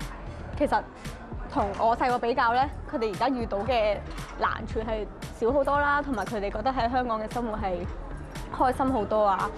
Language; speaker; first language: Cantonese; early bilingual, other home language; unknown